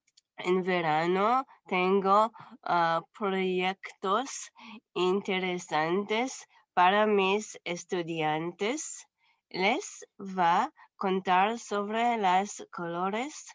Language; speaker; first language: Spanish; non-native, learner; English